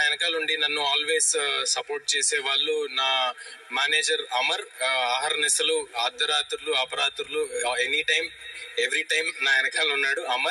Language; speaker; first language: Telugu; native; Telugu